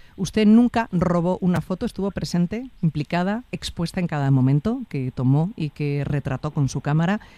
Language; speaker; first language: Spanish; native; Spanish